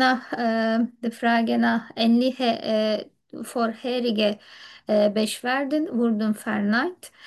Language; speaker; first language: German; non-native, learner; Turkish